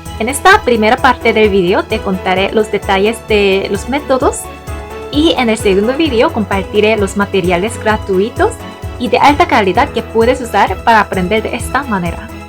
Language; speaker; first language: Spanish; non-native, fluent; Korean